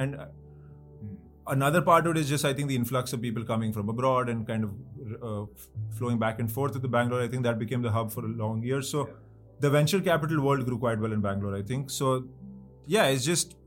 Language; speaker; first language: English; non-native, local second language; Hindi